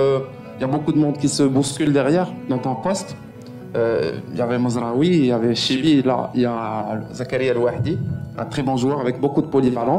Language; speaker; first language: French; non-native, local second language; Arabic